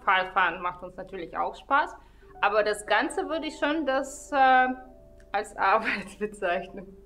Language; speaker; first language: German; non-native, fluent; Russian